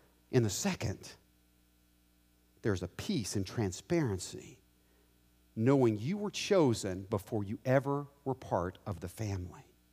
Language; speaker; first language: English; native; English